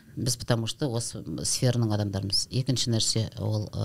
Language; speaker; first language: Russian; non-native, local second language; Kazakh